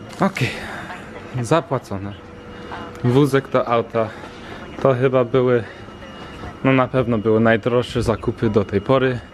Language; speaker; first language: Polish; non-native, learner; English